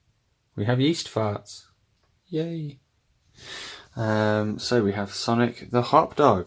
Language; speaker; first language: English; native; English